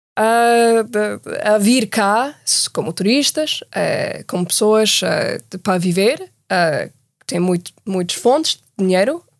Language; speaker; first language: Portuguese; non-native, fluent; English